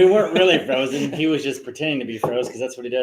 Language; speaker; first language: English; native; English